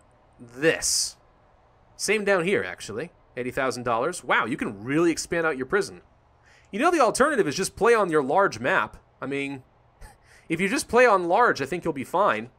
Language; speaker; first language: English; native; English